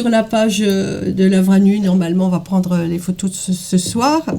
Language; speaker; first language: French; native; French